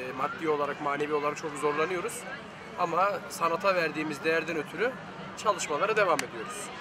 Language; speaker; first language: Turkish; native; Turkish